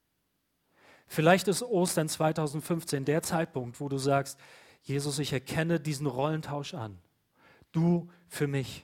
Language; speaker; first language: German; native; German